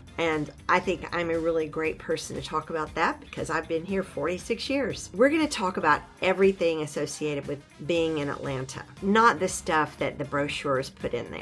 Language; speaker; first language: English; native; English